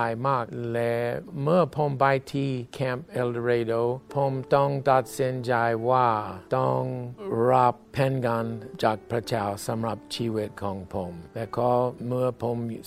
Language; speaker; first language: Thai; non-native, fluent; English